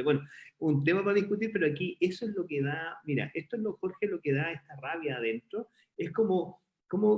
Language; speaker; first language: Spanish; native; Spanish